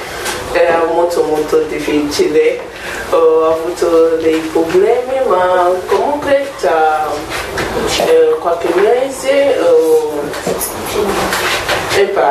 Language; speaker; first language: Italian; non-native, learner; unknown